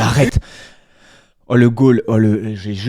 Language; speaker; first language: French; native; French